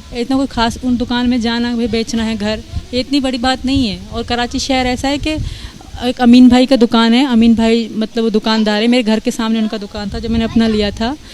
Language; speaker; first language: Hindi; non-native, local second language; Sindhi